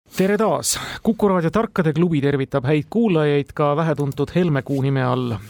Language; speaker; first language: Estonian; native; Estonian